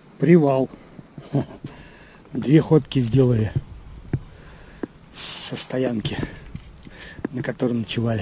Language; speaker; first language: Russian; native; Russian